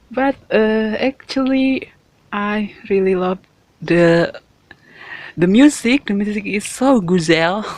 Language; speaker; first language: English; non-native, learner; Indonesian